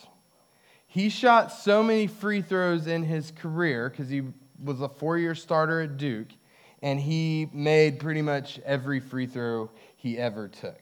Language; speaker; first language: English; native; English